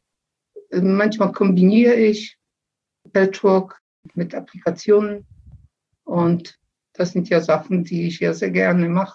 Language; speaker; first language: German; non-native, fluent; Polish